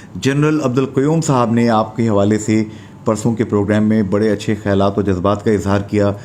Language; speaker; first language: Urdu; non-native, local second language; Pahari-Potwari